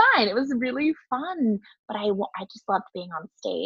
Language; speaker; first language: English; native; English